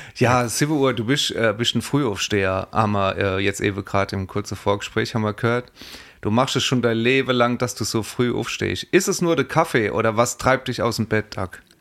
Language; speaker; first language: German; native; German